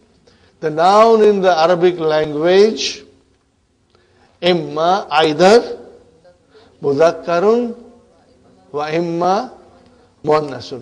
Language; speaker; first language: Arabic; non-native, fluent; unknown